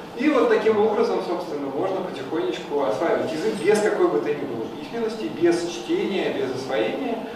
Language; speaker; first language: Russian; native; Russian